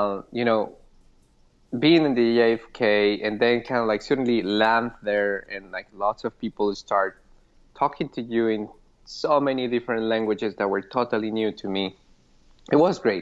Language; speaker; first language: English; non-native, fluent; Spanish